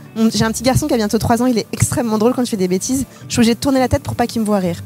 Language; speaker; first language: French; native; French